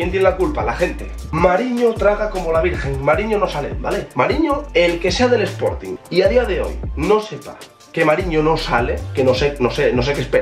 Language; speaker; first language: Spanish; native; Spanish